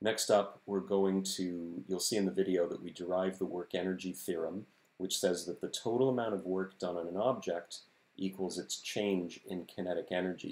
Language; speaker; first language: English; native; English